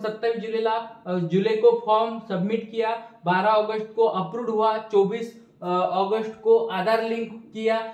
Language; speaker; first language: Hindi; non-native, local second language; Marathi